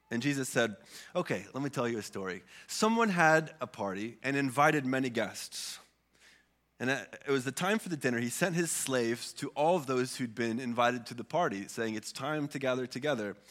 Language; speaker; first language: English; early bilingual, other home language; Swedish